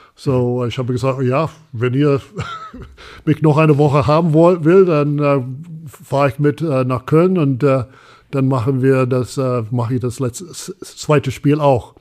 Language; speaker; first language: German; non-native, fluent; English